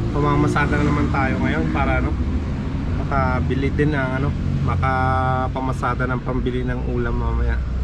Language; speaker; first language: Filipino; non-native, local second language; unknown